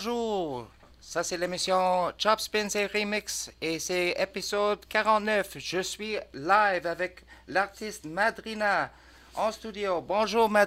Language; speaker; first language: French; non-native, learner; English